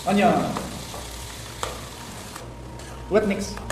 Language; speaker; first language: English; non-native, local second language; Filipino